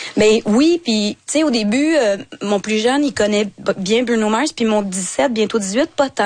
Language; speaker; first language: French; native; French